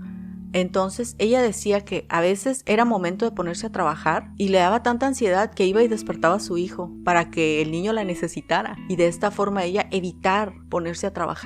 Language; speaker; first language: Spanish; native; Spanish